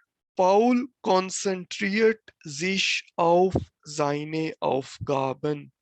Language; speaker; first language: German; non-native, fluent; Urdu